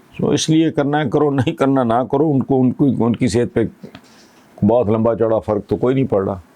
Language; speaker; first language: Urdu; non-native, local second language; Punjabi